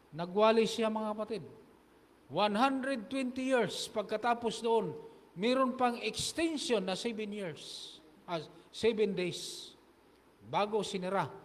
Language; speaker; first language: Filipino; non-native, local second language; Hiligaynon